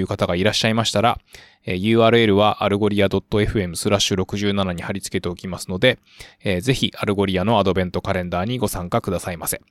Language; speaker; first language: Japanese; native; Japanese